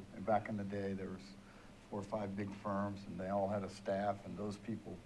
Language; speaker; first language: English; native; English